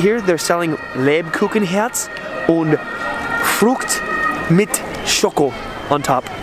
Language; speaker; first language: German; non-native, learner; English